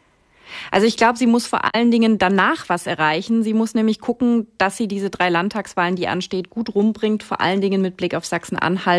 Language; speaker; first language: German; native; German